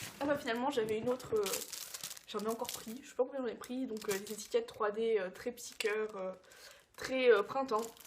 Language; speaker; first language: French; early bilingual, other home language; Portuguese